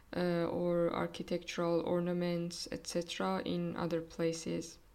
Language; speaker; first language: English; non-native, fluent; Persian